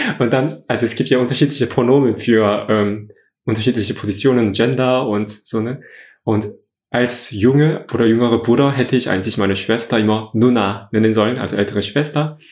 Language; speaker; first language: German; non-native, fluent; Korean